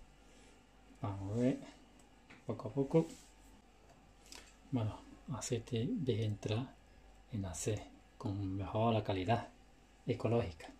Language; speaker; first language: Spanish; non-native, learner; Chinese